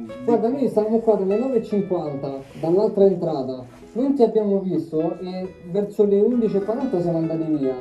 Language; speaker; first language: Italian; native; Italian